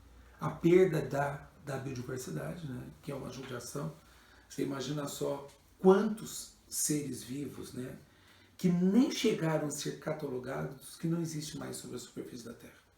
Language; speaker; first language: Portuguese; native; Portuguese